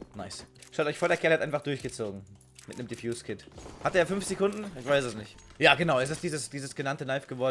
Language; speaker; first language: German; native; German